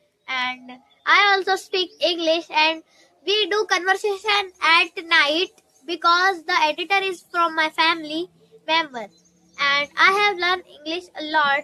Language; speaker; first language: English; non-native, learner; Hindi